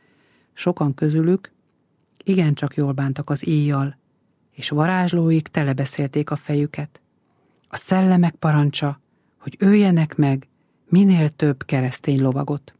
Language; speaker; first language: Hungarian; native; Hungarian